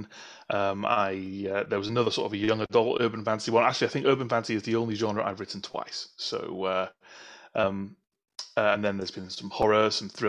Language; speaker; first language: English; native; English